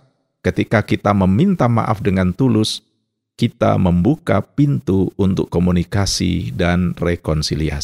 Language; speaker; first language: Indonesian; native; Indonesian